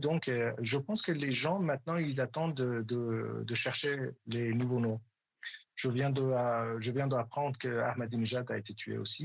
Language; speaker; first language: French; non-native, fluent; Persian